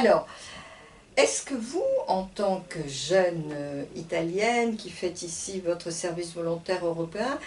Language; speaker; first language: French; native; French